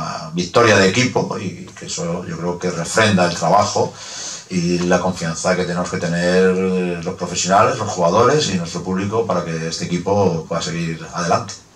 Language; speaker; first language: Spanish; native; Spanish